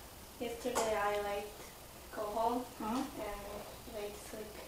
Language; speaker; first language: English; non-native, learner; Korean